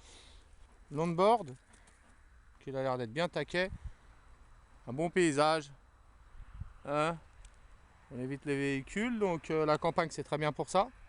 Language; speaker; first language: French; native; French